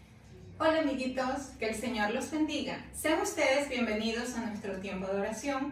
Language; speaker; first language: Spanish; native; Spanish